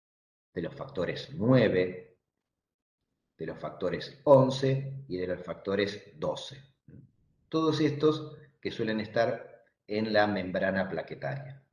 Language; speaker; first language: Spanish; native; Spanish